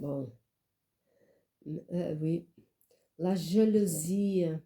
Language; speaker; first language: French; non-native, fluent; Portuguese